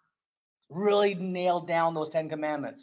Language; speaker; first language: English; native; English